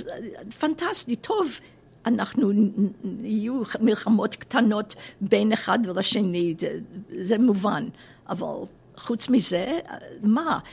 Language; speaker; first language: Hebrew; non-native, fluent; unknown